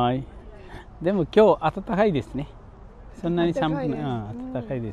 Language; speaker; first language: Japanese; non-native, learner; Nepali